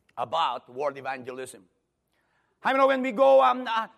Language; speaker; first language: English; non-native, local second language; Filipino